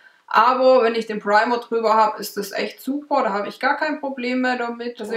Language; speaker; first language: German; native; German